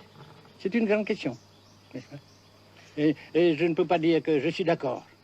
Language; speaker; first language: French; non-native, local second language; Vietnamese